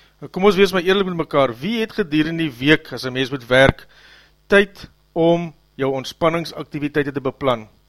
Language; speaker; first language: Afrikaans; native; Afrikaans